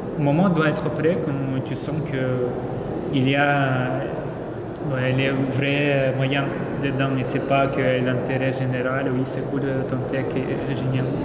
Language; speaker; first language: French; non-native, fluent; Ukrainian